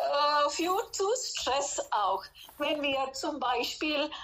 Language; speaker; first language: German; non-native, fluent; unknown